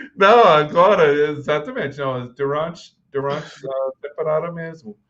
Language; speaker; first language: Portuguese; non-native, learner; English